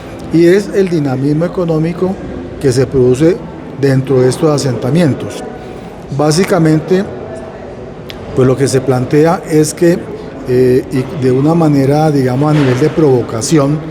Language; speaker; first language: Spanish; native; Spanish